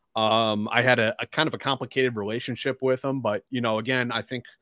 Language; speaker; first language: English; native; English